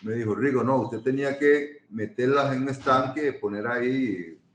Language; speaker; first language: Spanish; native; Spanish